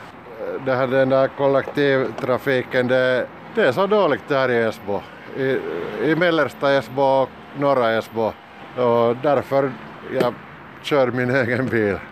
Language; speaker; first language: Swedish; non-native, learner; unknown